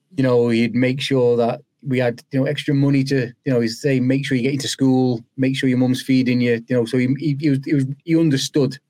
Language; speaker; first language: English; native; English